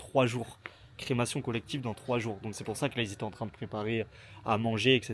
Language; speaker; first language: French; native; French